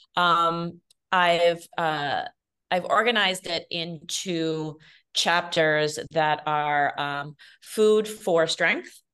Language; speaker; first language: English; early bilingual, other home language; Spanish